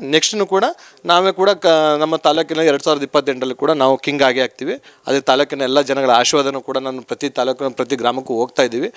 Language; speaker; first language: Kannada; native; Kannada